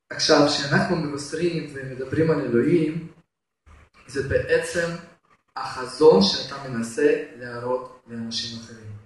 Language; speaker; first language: Hebrew; non-native, fluent; Russian